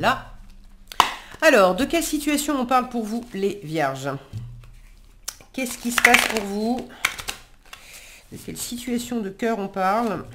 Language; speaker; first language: French; native; French